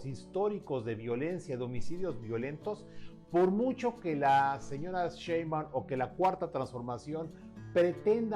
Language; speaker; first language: Spanish; native; Spanish